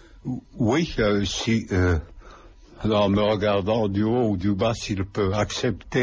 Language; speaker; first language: French; non-native, fluent; Lithuanian